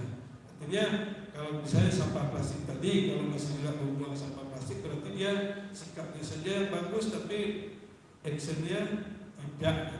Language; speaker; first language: Indonesian; native; Indonesian